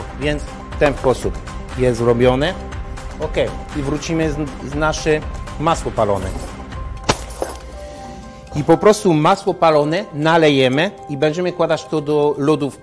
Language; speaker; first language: Polish; non-native, learner; French